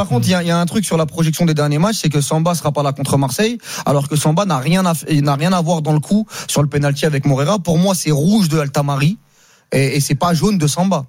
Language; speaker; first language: French; native; French